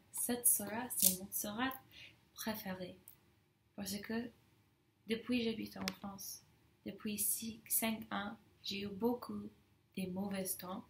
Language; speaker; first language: French; non-native, fluent; English